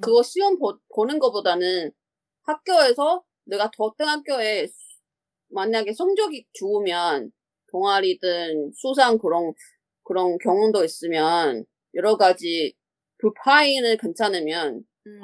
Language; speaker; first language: Korean; non-native, fluent; Chinese